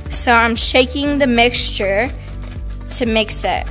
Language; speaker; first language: English; native; English